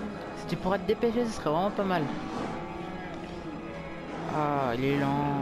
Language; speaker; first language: French; native; French